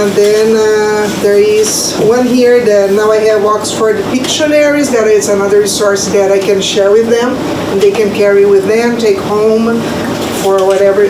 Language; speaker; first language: English; non-native, fluent; Portuguese